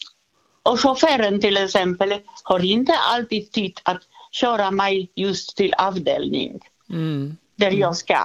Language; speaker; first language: Swedish; non-native, fluent; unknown